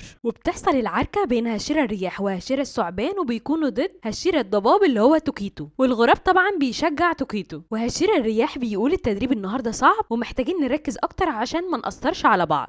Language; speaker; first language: Arabic; native; Arabic